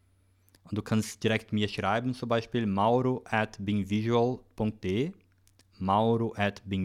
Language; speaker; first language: German; non-native, learner; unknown